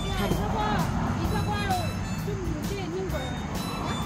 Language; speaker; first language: Korean; non-native, learner; Vietnamese